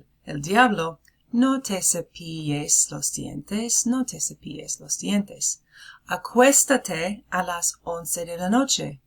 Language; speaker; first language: Spanish; non-native, fluent; English